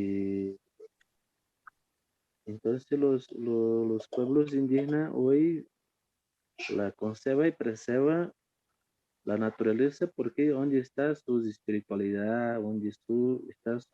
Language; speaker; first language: Spanish; non-native, fluent; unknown